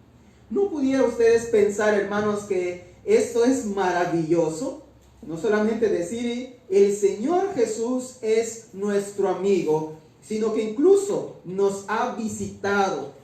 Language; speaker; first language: Spanish; native; Spanish